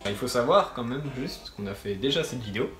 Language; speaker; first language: French; native; French